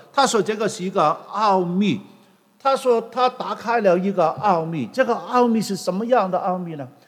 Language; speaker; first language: Chinese; non-native, local second language; Cantonese